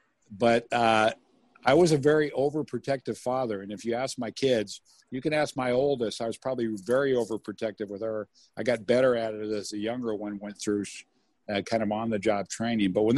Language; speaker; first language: English; native; English